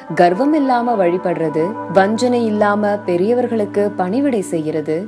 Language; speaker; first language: Tamil; native; Tamil